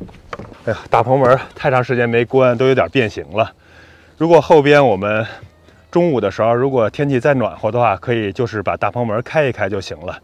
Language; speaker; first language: Chinese; native; Chinese